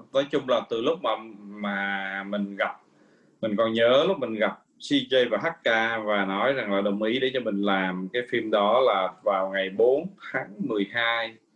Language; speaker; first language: Vietnamese; native; Vietnamese